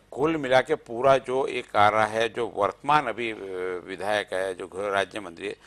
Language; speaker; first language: Hindi; non-native, local second language; Marathi